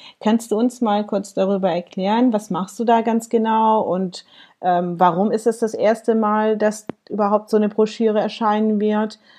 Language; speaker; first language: German; early bilingual, other home language; Kurdish